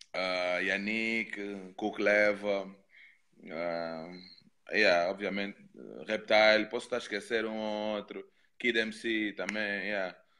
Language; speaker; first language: Portuguese; native; Portuguese